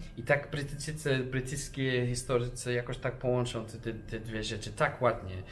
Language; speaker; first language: Polish; non-native, fluent; English